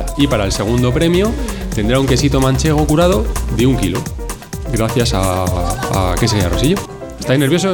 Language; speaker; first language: Spanish; native; Spanish